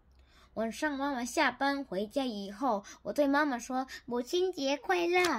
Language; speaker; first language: Chinese; non-native, learner; Korean